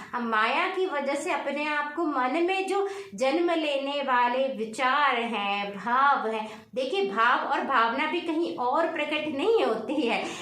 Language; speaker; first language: Hindi; native; Hindi